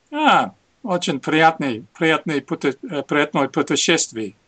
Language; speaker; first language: Russian; non-native, learner; English